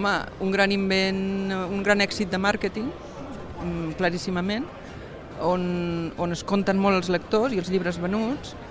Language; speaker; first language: Catalan; native; Catalan